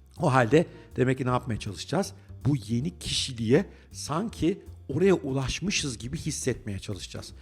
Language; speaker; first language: Turkish; native; Turkish